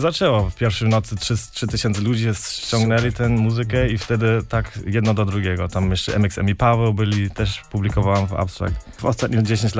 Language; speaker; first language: Polish; non-native, fluent; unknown